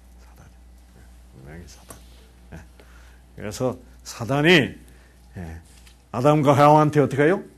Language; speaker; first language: Korean; native; Korean